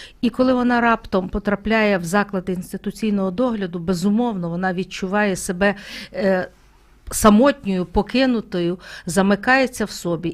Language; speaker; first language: Ukrainian; native; Ukrainian